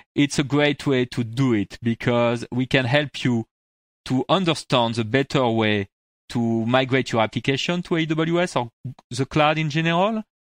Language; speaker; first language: English; non-native, fluent; French